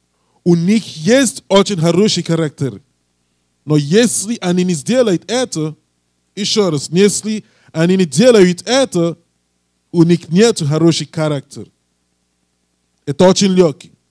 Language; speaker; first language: Russian; non-native, learner; English